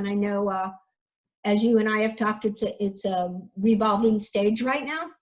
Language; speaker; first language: English; native; English